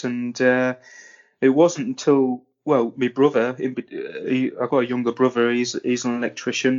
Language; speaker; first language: English; native; English